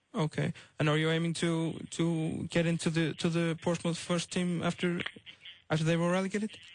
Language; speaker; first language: English; non-native, fluent; Icelandic